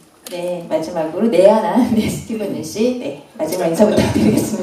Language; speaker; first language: Korean; native; Korean